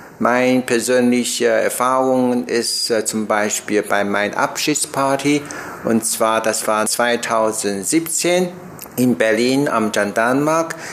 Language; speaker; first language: German; non-native, learner; Chinese